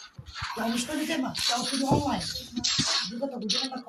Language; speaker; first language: Bulgarian; non-native, local second language; Turkish